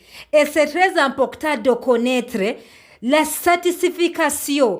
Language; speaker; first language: French; non-native, learner; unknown